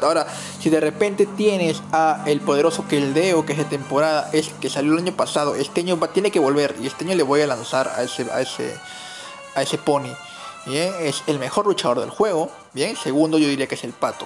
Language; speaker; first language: Spanish; native; Spanish